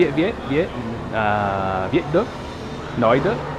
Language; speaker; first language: Vietnamese; non-native, learner; English